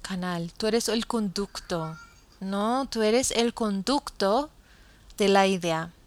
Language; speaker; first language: Spanish; non-native, fluent; English